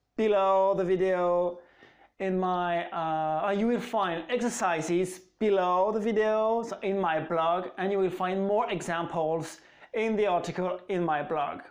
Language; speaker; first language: English; non-native, fluent; French